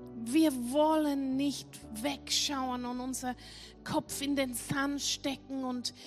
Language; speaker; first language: German; non-native, fluent; English